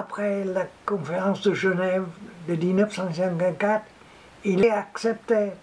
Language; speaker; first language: French; non-native, local second language; Vietnamese